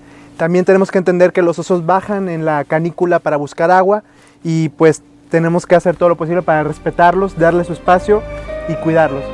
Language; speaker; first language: Spanish; native; Spanish